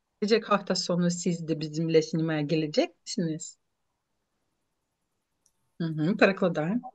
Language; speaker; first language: Turkish; non-native, fluent; Ukrainian